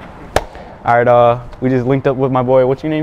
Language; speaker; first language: English; native; English